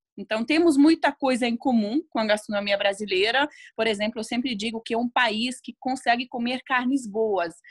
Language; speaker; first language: Portuguese; non-native, fluent; Hungarian